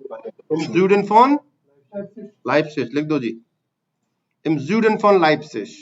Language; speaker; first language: German; non-native, fluent; Hindi